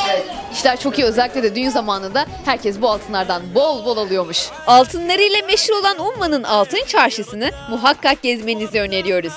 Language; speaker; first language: Turkish; native; Turkish